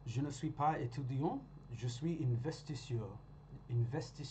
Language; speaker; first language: French; non-native, learner; English